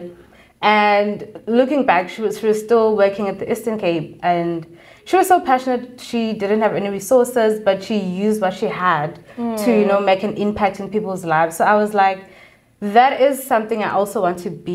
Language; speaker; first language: English; non-native, local second language; Xhosa